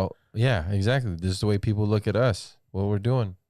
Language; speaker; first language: English; native; English